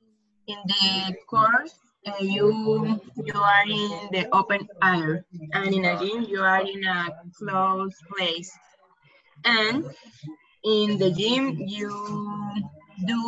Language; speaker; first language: English; non-native, learner; Spanish